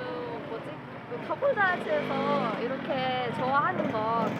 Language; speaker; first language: Korean; non-native, learner; Indonesian